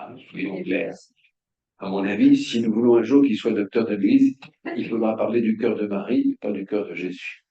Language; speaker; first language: French; native; French